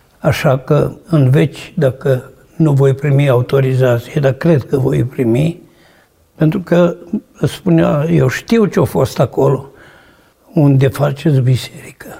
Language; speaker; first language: Romanian; native; Romanian